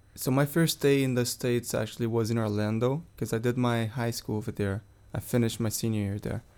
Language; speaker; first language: English; non-native, fluent; Portuguese